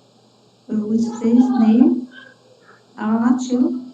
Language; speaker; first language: English; non-native, learner; Kurdish